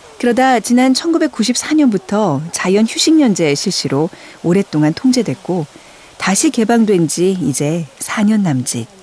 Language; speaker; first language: Korean; native; Korean